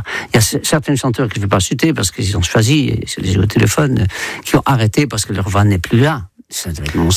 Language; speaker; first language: French; non-native, fluent; Dutch